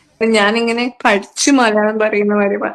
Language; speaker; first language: Malayalam; non-native, learner; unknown